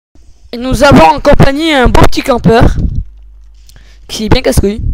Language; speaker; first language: French; native; French